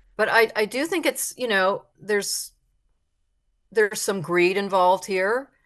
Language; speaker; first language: English; native; English